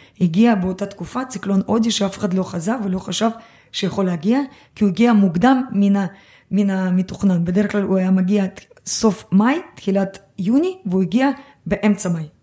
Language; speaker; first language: Hebrew; early bilingual, other home language; Russian